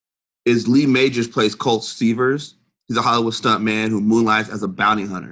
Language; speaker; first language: English; native; English